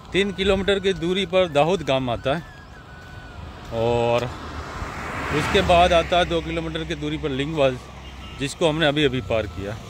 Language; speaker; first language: Hindi; non-native, local second language; Gujarati